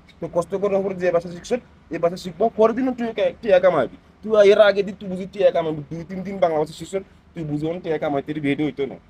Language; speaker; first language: Bangla; non-native, fluent; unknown